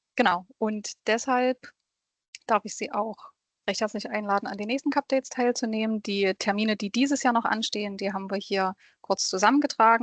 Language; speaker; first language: German; native; German